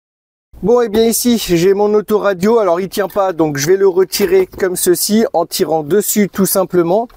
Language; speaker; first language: French; native; French